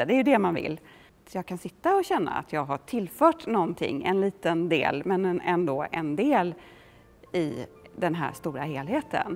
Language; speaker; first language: Swedish; native; Swedish